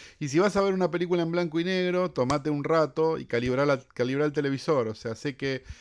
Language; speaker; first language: Spanish; native; Spanish